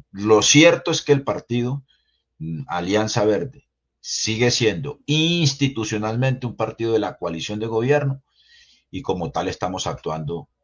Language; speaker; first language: Spanish; native; Spanish